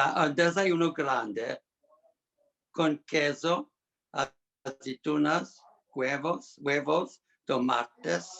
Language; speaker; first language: Spanish; non-native, learner; English